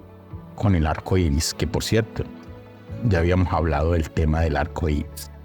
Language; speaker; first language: Spanish; native; Spanish